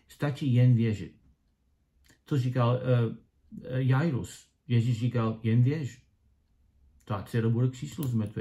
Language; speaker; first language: Czech; non-native, learner; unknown